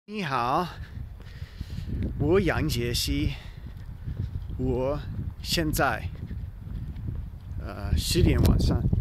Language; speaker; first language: Chinese; non-native, learner; English